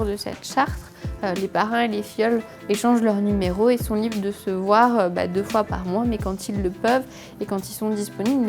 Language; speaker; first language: French; native; French